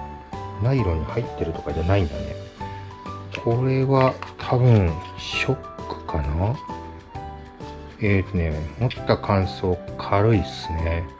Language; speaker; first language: Japanese; native; Japanese